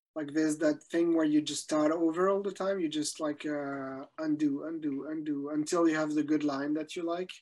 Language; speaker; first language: English; non-native, fluent; French